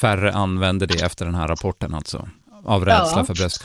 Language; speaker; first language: Swedish; native; Swedish